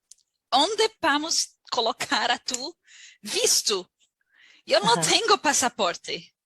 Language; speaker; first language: Portuguese; non-native, learner; Arabic